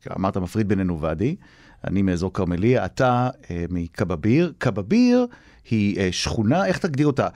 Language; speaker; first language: Hebrew; native; Hebrew